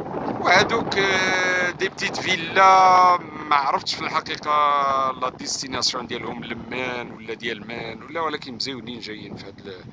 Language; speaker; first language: Arabic; native; Arabic